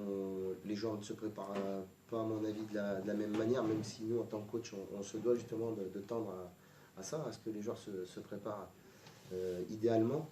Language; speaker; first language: French; native; French